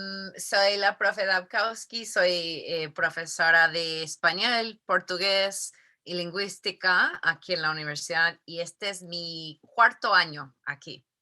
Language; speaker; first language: Spanish; non-native, fluent; English